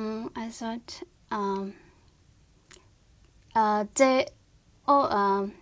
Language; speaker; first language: English; non-native, learner; Korean